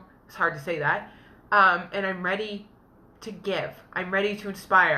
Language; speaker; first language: English; native; English